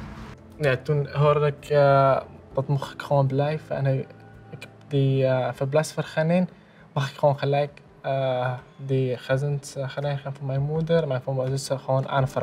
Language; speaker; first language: Dutch; early bilingual, other home language; Arabic